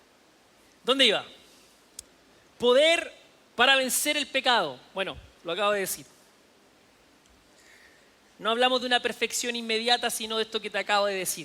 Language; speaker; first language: Spanish; native; Spanish